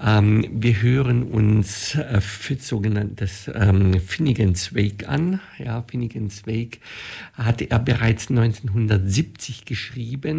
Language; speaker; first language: German; native; German